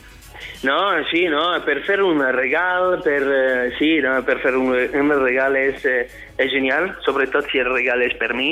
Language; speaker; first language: Catalan; non-native, fluent; French